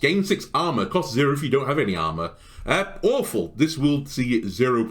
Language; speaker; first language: English; native; English